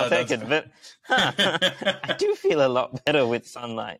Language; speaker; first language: English; early bilingual, other home language; Sinhala